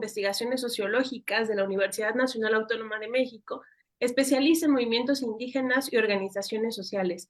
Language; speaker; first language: Spanish; native; Spanish